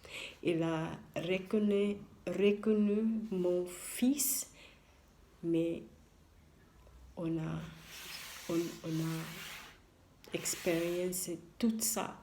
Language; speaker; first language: French; non-native, learner; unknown